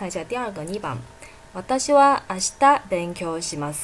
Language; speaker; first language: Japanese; non-native, fluent; Chinese